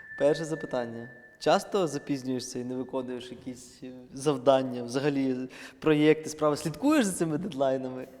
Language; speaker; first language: Ukrainian; native; Ukrainian